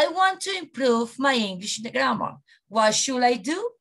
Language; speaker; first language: English; non-native, learner; Spanish